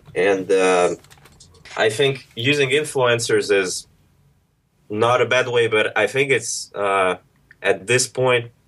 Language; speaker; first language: English; early bilingual, other home language; Russian